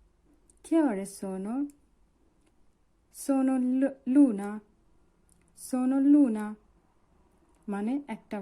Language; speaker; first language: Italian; non-native, learner; Bangla